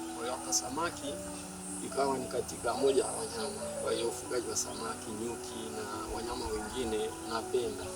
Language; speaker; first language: Swahili; native; Swahili